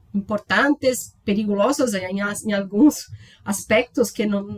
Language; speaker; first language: Spanish; non-native, learner; Portuguese